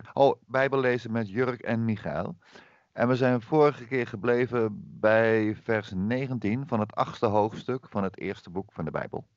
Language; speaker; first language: Dutch; native; Dutch